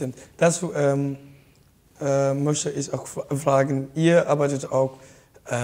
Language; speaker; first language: German; non-native, learner; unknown